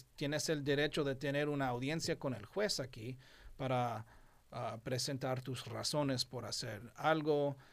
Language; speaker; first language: Spanish; non-native, fluent; English